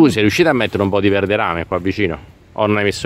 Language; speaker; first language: Italian; native; Italian